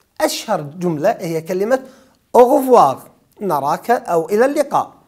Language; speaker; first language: Arabic; native; Arabic